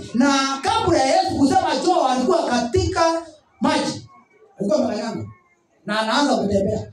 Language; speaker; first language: Swahili; non-native, local second language; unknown